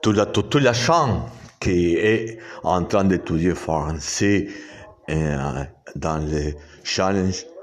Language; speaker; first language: French; non-native, learner; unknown